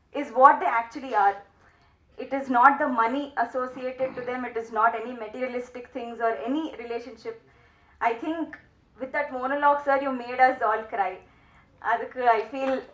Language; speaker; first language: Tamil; non-native, learner; Telugu